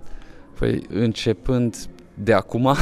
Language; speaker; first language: Romanian; non-native, local second language; Hungarian